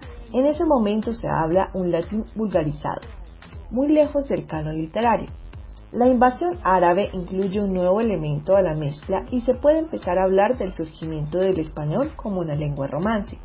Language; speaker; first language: Spanish; native; Spanish